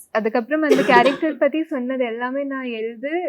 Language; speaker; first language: Tamil; non-native, local second language; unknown